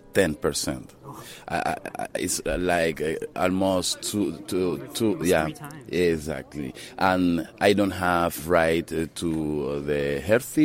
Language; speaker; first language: English; non-native, learner; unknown